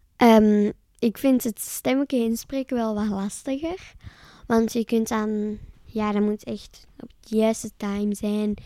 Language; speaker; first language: Dutch; native; Dutch